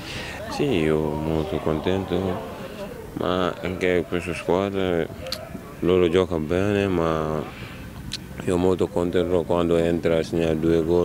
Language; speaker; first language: Italian; non-native, learner; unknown